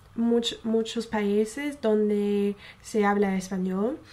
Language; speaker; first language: Spanish; non-native, fluent; English